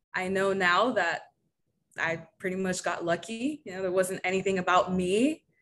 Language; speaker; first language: English; early bilingual, other home language; Spanish